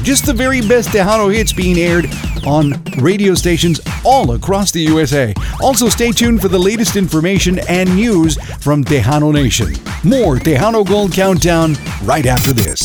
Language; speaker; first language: English; early bilingual, other home language; Spanish